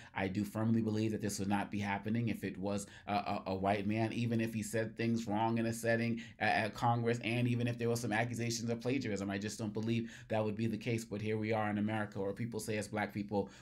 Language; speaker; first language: English; native; English